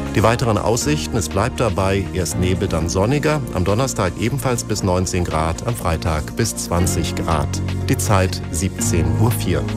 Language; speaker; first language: German; native; German